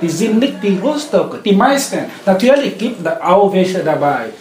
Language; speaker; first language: German; non-native, learner; Vietnamese